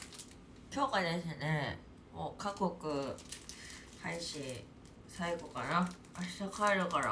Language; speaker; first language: Japanese; native; Japanese